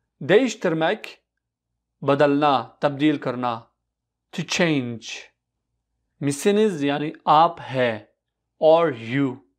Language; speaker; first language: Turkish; non-native, fluent; Urdu